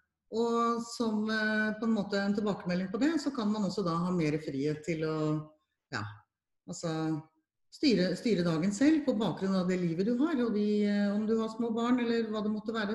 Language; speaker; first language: Norwegian; native; Norwegian